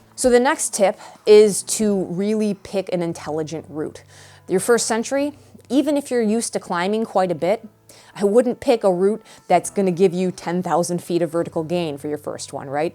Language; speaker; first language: English; native; English